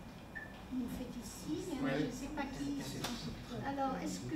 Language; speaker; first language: French; native; French